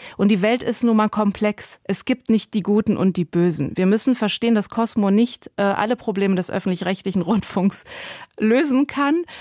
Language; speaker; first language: German; early bilingual, other home language; Persian